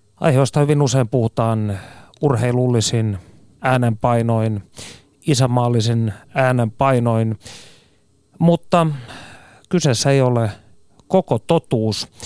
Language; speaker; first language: Finnish; native; Finnish